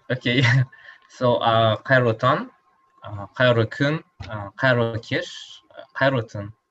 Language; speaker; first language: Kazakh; non-native, learner; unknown